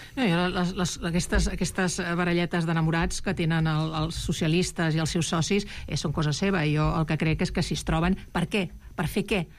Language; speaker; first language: Catalan; non-native, local second language; Spanish